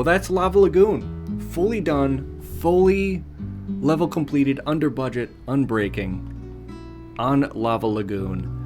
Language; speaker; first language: English; native; English